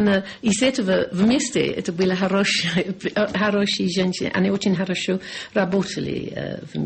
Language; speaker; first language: Russian; non-native, learner; English